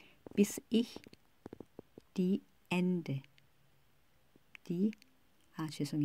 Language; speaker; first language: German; non-native, fluent; Korean